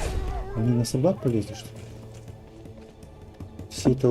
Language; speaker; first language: Russian; native; Russian